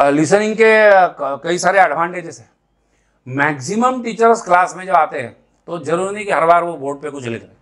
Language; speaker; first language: Hindi; non-native, local second language; Marathi